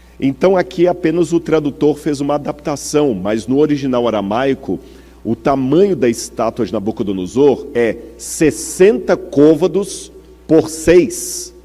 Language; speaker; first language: Portuguese; native; Portuguese